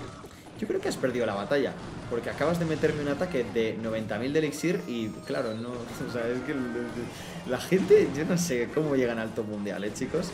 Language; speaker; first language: Spanish; native; Spanish